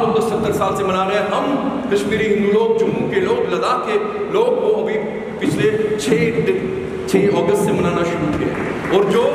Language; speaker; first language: Urdu; non-native, local second language; Kashmiri